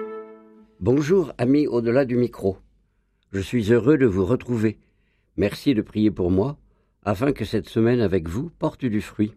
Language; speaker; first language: French; native; French